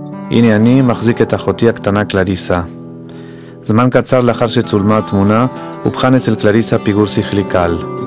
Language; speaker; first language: Hebrew; non-native, fluent; Spanish